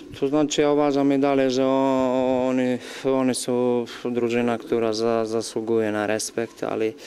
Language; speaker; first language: Polish; non-native, fluent; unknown